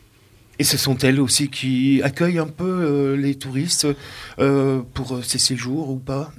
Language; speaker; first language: French; native; French